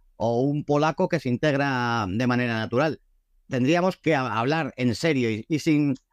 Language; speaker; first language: Spanish; native; Spanish